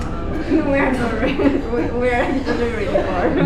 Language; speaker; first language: English; non-native, fluent; Spanish